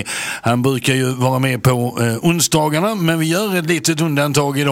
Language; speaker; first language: Swedish; native; Swedish